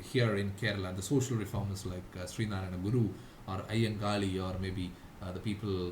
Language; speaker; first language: English; non-native, local second language; Malayalam